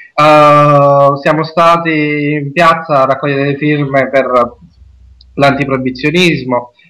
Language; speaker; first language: Italian; native; Italian